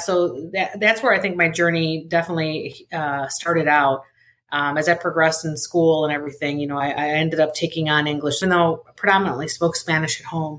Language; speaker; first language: English; early bilingual, other home language; Spanish